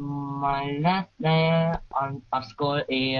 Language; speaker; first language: English; non-native, learner; Vietnamese